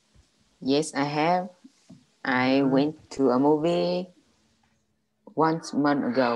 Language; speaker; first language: English; non-native, learner; Vietnamese